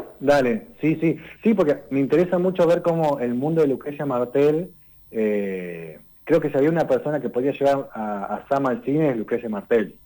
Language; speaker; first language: Spanish; native; Spanish